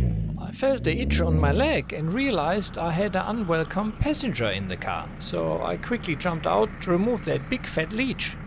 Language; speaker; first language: English; native; English